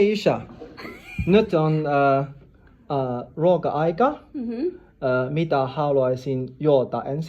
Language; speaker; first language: Finnish; non-native, learner; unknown